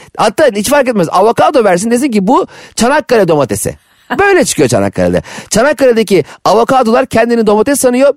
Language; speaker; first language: Turkish; native; Turkish